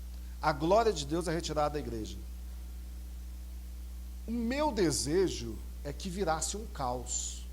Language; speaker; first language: Portuguese; native; Portuguese